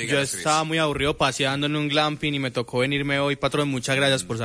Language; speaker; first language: Spanish; native; Spanish